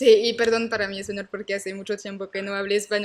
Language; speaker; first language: Spanish; non-native, learner; French